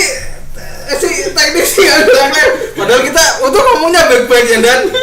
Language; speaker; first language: Indonesian; native; Indonesian